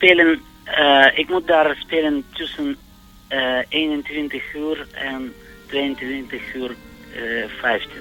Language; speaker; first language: Dutch; non-native, fluent; Russian